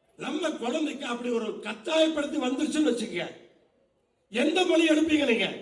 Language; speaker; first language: Tamil; native; Tamil